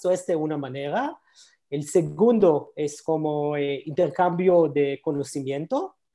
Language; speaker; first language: Spanish; non-native, learner; Hebrew